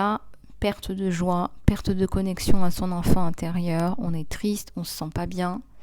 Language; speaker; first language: French; native; French